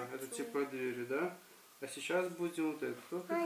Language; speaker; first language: Russian; native; Russian